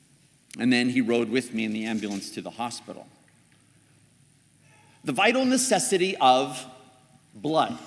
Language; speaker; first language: English; native; English